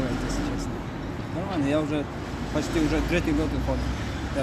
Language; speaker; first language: Russian; non-native, learner; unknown